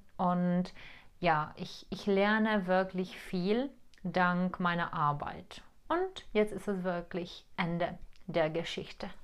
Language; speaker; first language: German; non-native, fluent; Czech